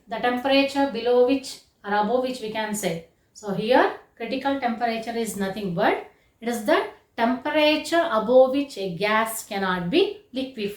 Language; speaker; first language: English; non-native, local second language; Kannada